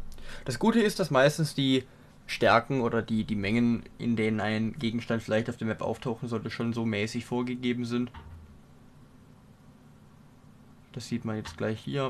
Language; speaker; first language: German; native; German